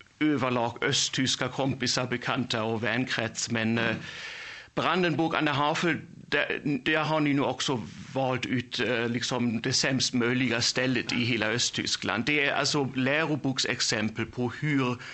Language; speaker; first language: Swedish; non-native, fluent; German